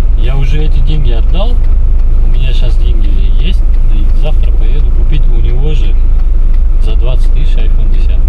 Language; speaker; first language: Russian; non-native, fluent; Uzbek